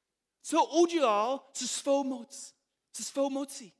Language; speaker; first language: Czech; non-native, fluent; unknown